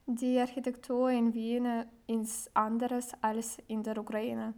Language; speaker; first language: German; non-native, learner; Ukrainian